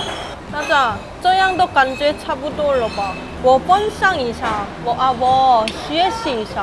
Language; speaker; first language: Chinese; non-native, fluent; Korean